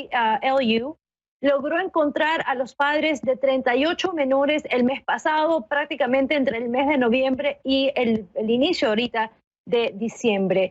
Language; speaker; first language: Spanish; native; Spanish